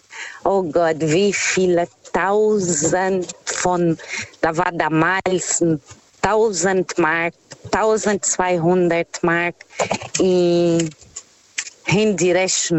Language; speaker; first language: German; non-native, learner; Portuguese